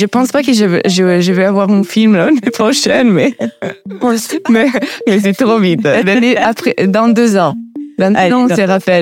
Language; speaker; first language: French; non-native, learner; Italian